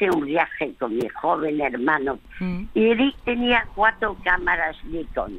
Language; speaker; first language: Spanish; early bilingual, other home language; French